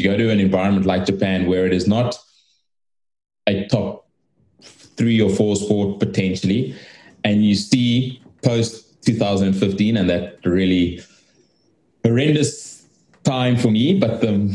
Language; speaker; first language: English; native; English